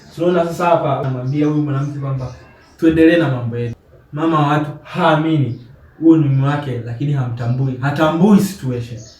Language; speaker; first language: Swahili; native; Swahili